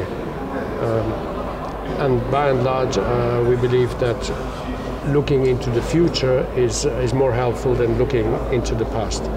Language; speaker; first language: English; non-native, fluent; German